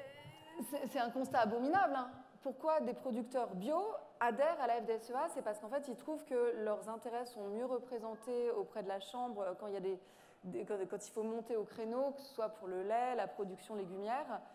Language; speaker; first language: French; native; French